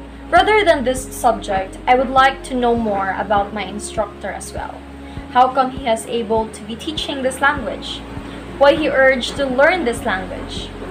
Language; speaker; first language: English; non-native, local second language; Cebuano